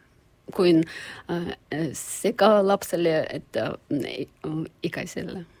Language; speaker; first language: Finnish; non-native, learner; Russian